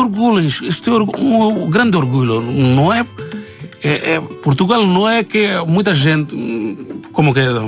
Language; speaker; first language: Portuguese; non-native, learner; Bangla